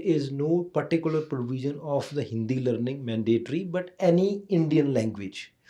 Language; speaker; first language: English; non-native, local second language; Punjabi